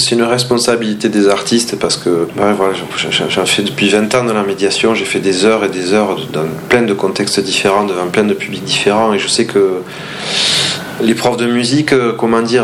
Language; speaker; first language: French; native; French